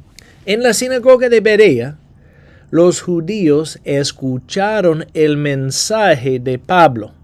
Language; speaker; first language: Spanish; non-native, fluent; English